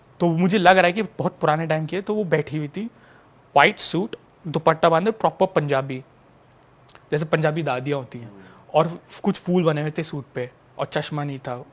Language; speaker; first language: Hindi; native; Hindi